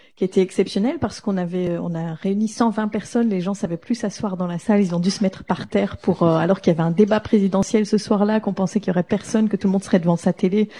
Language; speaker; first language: French; native; French